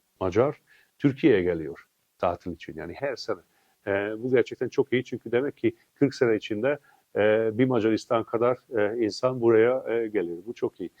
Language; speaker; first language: Turkish; non-native, fluent; Hungarian